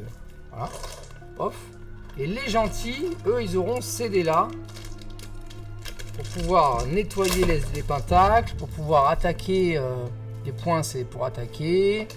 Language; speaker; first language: French; native; French